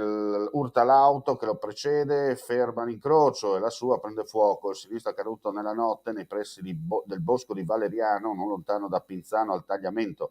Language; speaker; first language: Italian; native; Italian